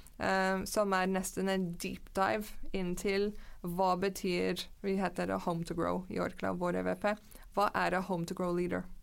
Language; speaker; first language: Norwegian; non-native, fluent; English